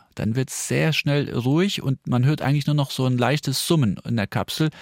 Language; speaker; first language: German; native; German